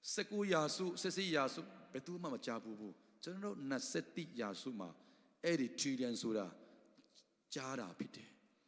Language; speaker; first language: Burmese; non-native, local second language; Tedim Chin